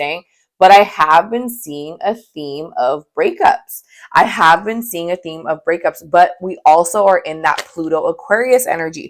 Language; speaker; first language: English; native; English